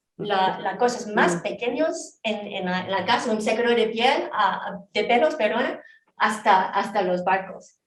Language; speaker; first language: Spanish; non-native, fluent; Korean